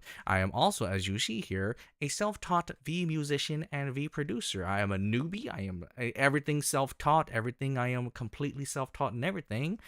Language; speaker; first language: English; native; English